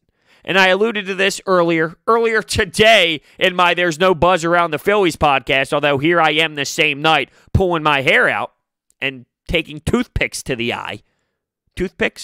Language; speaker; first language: English; native; English